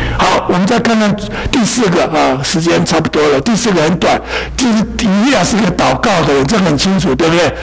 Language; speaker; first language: Chinese; native; Chinese